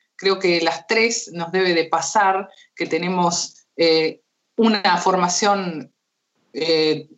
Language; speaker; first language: Spanish; early bilingual, heritage; Spanish